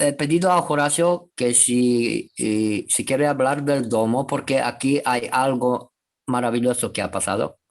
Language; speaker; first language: Spanish; non-native, fluent; Romanian